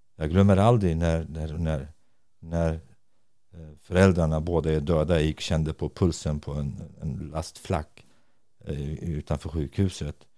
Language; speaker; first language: Swedish; non-native, fluent; Kurdish